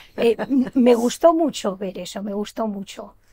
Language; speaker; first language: Spanish; native; Spanish